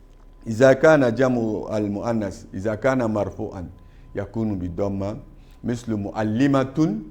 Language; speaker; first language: Arabic; non-native, fluent; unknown